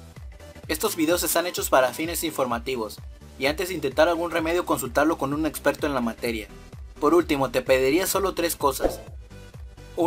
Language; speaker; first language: Spanish; native; Spanish